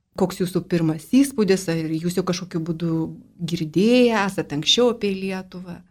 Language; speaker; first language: Lithuanian; native; Lithuanian